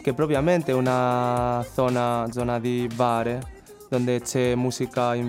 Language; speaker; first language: Italian; non-native, learner; Chinese